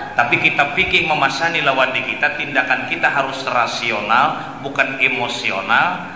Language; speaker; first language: Indonesian; non-native, local second language; Banjar